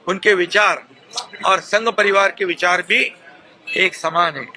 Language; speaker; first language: Hindi; non-native, local second language; Marathi